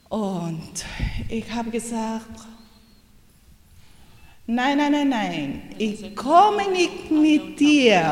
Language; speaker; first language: German; non-native, learner; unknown